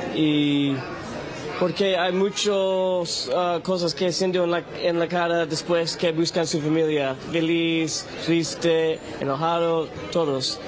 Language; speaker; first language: Spanish; non-native, learner; English